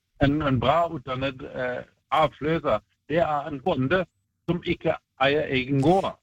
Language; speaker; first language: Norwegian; non-native, fluent; German